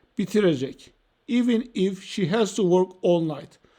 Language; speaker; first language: English; non-native, fluent; Turkish